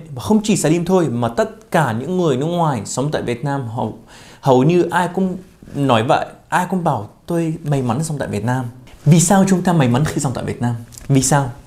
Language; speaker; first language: Vietnamese; non-native, fluent; Arabic